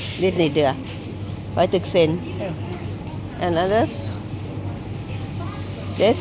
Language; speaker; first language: Dutch; non-native, learner; Thai